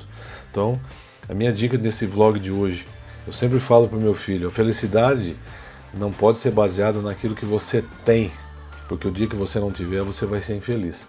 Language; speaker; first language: Portuguese; native; Portuguese